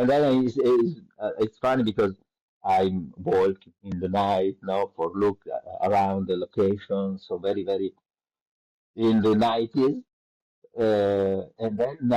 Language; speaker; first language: English; non-native, learner; Italian